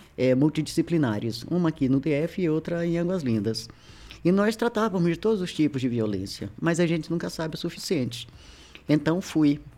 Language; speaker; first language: Portuguese; native; Portuguese